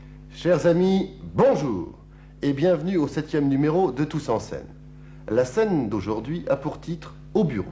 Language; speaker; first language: French; native; French